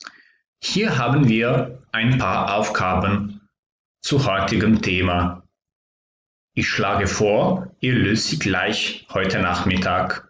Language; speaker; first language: German; non-native, fluent; Croatian